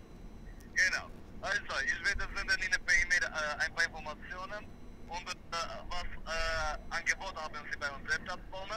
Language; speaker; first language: German; non-native, learner; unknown